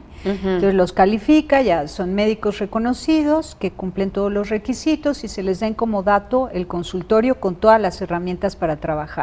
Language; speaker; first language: Spanish; native; Spanish